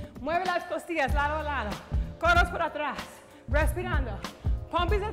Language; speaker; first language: Spanish; non-native, learner; English